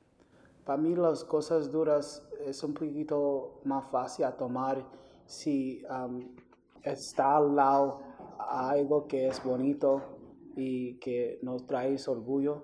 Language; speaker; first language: Spanish; early bilingual, heritage; Spanish